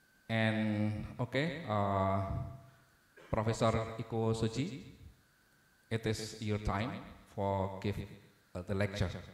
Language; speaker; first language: English; non-native, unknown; Indonesian